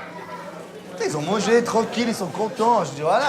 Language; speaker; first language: French; native; French